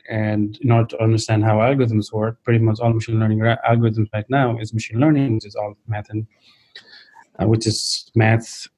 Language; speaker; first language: English; non-native, local second language; Nepali